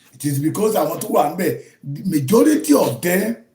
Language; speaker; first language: English; non-native, local second language; Yoruba